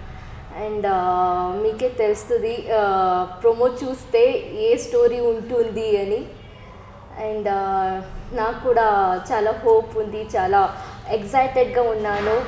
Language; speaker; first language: Telugu; non-native, learner; Kannada